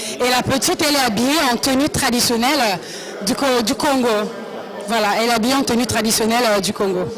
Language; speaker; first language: French; non-native, local second language; Lingala